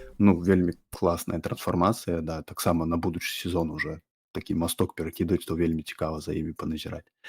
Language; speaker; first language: Belarusian; non-native, local second language; Russian